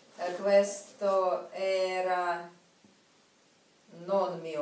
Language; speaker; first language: Italian; non-native, learner; Russian